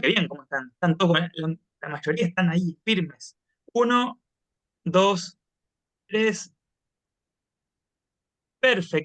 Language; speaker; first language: Spanish; native; Spanish